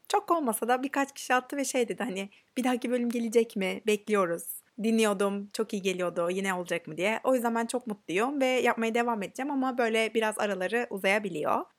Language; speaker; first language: Turkish; native; Turkish